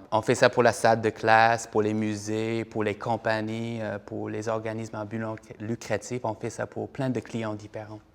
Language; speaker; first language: French; non-native, fluent; English